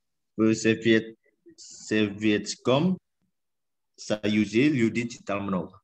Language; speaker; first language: Russian; non-native, learner; Indonesian